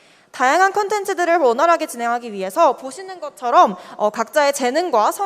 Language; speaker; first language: Korean; native; Korean